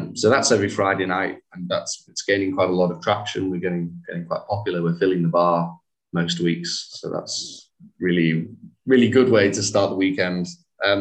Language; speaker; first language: English; native; English